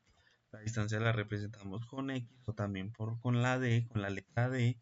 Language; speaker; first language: Spanish; native; Spanish